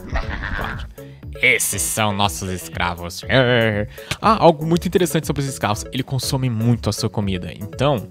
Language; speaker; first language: Portuguese; native; Portuguese